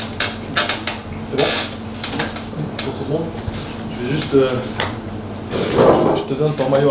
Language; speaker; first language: French; native; French